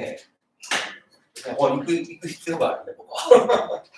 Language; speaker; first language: Japanese; native; Japanese